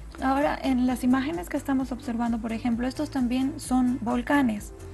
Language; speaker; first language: Spanish; native; Spanish